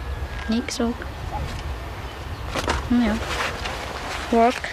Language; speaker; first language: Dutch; non-native, learner; Cebuano